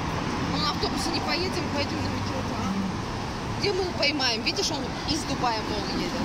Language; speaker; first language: Russian; native; Russian